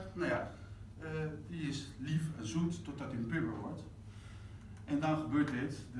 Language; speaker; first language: Dutch; non-native, fluent; Spanish